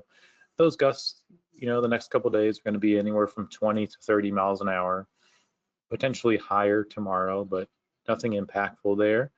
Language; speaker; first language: English; native; English